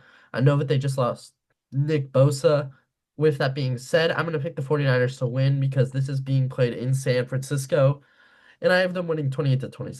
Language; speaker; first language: English; native; English